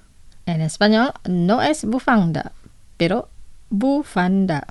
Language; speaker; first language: Spanish; non-native, fluent; Indonesian